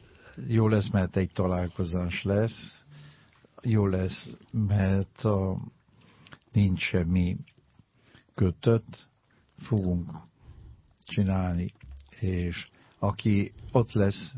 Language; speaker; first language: Hungarian; non-native, learner; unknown